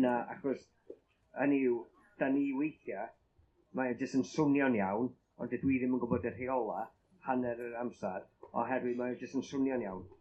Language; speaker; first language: Welsh; native; Welsh